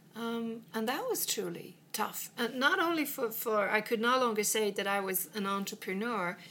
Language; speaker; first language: English; non-native, fluent; Swedish